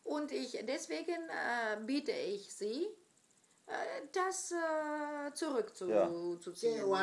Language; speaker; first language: German; non-native, fluent; Greek